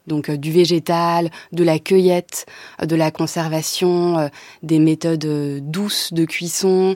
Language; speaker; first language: French; native; French